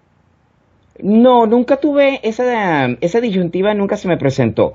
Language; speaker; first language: Spanish; native; Spanish